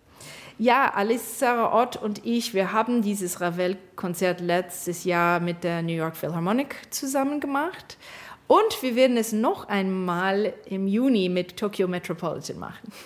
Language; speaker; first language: German; non-native, fluent; English